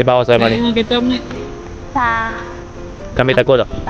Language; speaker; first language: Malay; non-native, local second language; Cantonese